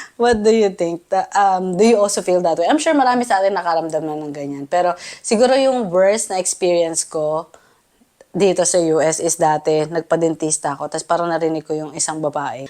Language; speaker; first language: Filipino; native; Filipino